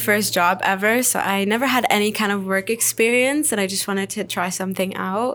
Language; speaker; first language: English; non-native, fluent; Arabic